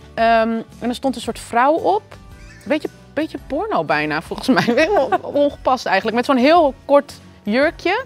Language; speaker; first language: Dutch; native; Dutch